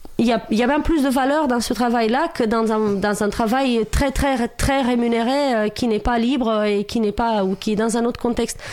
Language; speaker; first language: French; non-native, fluent; Romanian